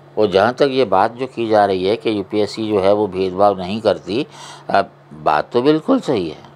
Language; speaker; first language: Hindi; non-native, local second language; Punjabi